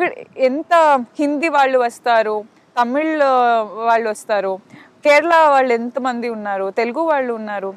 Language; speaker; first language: Telugu; non-native, local second language; Kannada